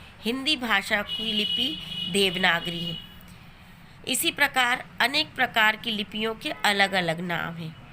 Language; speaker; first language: Hindi; native; Hindi